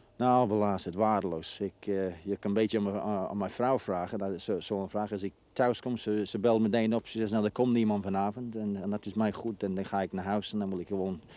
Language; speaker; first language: Dutch; non-native, fluent; English